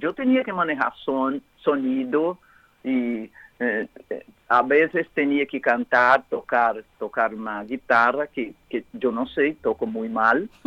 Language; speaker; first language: Spanish; non-native, learner; Portuguese